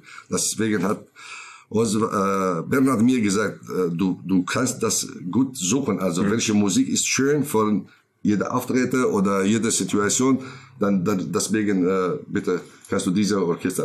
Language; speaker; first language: German; non-native, learner; Kurdish